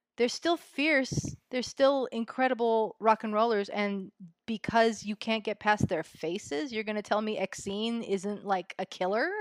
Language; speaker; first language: English; early bilingual, other home language; Spanish